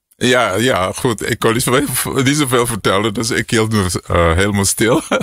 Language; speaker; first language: Dutch; native; Dutch